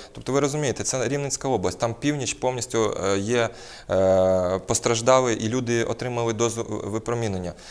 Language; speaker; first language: Ukrainian; native; Ukrainian